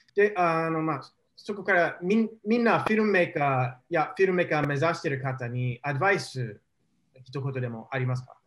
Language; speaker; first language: Japanese; non-native, fluent; English